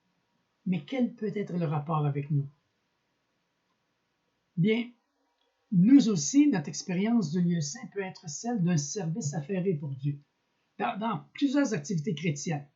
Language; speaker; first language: French; native; French